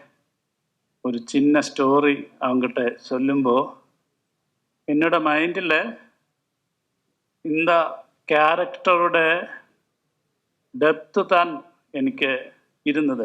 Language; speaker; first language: Tamil; non-native, local second language; Malayalam